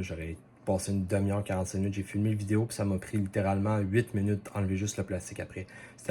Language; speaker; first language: French; native; French